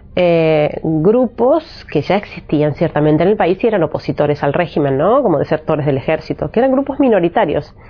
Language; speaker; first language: Spanish; native; Spanish